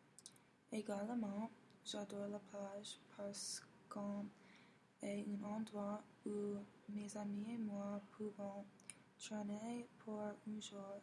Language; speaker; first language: French; non-native, learner; English